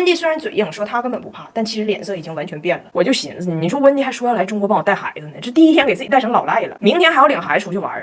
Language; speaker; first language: Chinese; native; Chinese